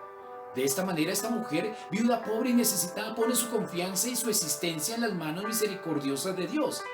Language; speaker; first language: Spanish; native; Spanish